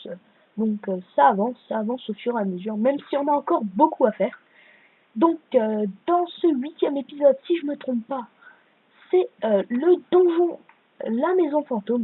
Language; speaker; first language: French; native; French